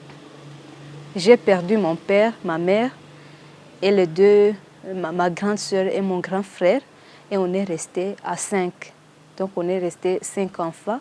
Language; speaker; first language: French; non-native, local second language; Kinyarwanda